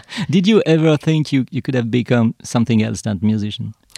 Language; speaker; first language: English; non-native, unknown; French